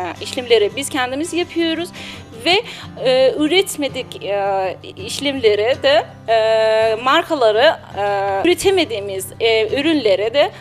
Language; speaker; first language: Turkish; non-native, learner; Persian